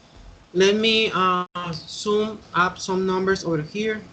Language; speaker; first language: English; non-native, fluent; Spanish